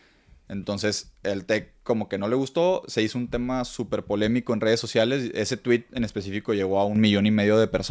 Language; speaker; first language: Spanish; native; Spanish